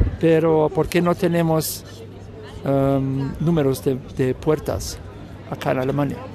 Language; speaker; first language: Spanish; non-native, learner; German